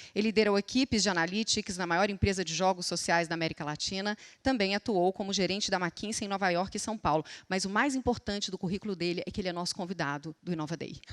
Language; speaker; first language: Portuguese; native; Portuguese